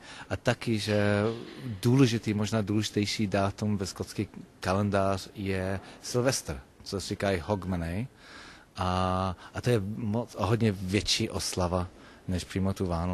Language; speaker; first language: Czech; non-native, learner; English